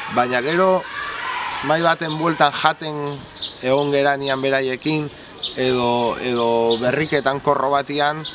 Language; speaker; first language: Basque; native; Basque